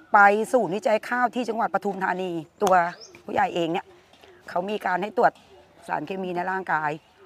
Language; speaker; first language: Thai; native; Thai